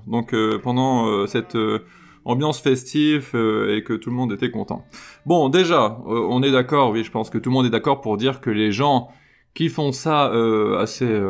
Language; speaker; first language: French; native; French